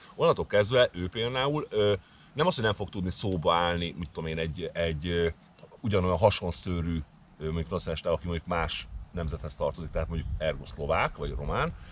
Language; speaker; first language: Hungarian; native; Hungarian